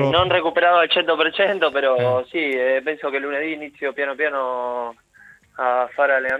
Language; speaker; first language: Italian; non-native, learner; Spanish